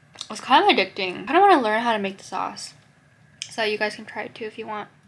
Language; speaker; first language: English; early bilingual, other home language; Korean